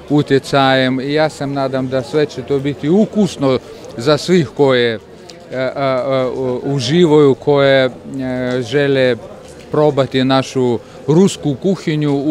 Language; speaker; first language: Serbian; non-native, fluent; Russian